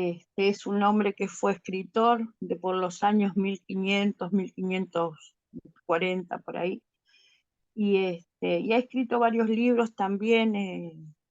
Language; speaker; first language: Spanish; native; Spanish